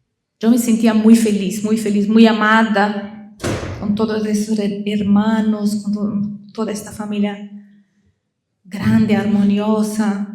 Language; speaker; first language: Spanish; non-native, learner; Portuguese